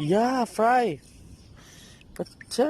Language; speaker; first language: English; non-native, local second language; Filipino